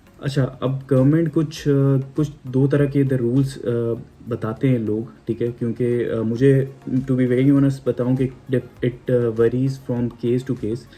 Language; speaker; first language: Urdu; non-native, local second language; Punjabi